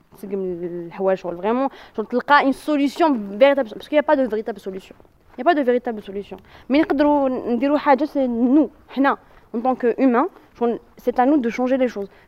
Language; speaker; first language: French; non-native, local second language; Arabic